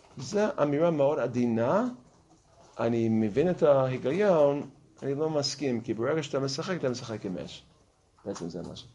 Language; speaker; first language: Hebrew; non-native, fluent; English